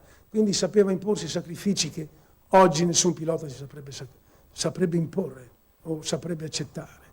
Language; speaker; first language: Italian; native; Italian